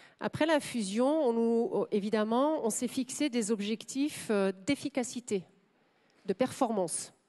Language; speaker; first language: French; non-native, fluent; German